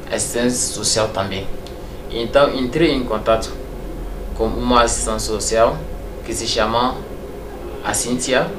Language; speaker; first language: Portuguese; non-native, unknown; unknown